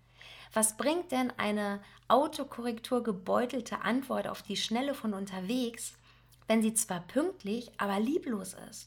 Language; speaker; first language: German; native; German